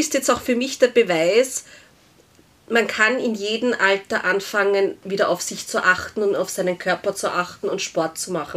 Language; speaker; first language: German; native; German